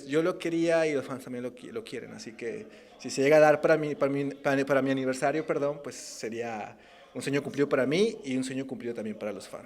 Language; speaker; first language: Spanish; native; Spanish